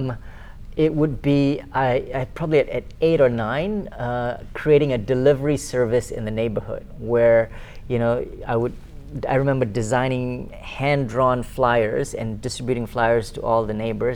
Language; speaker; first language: English; non-native, local second language; Malay